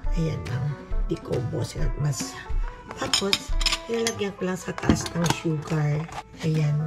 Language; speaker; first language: Filipino; non-native, local second language; Cebuano